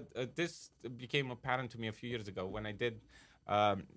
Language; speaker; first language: English; non-native, fluent; Romanian